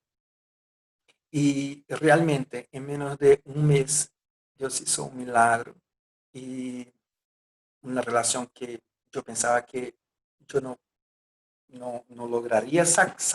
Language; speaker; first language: Spanish; non-native, fluent; Portuguese